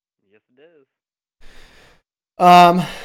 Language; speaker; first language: English; native; English